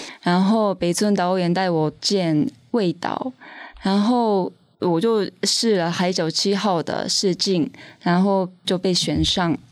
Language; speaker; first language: Chinese; non-native, fluent; Japanese